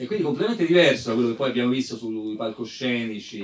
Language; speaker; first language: Italian; native; Italian